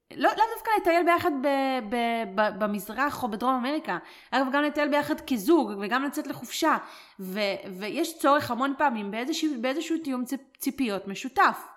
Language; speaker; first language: Hebrew; native; Hebrew